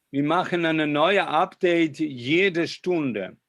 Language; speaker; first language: German; non-native, fluent; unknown